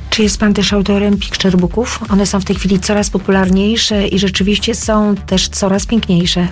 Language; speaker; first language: Polish; native; Polish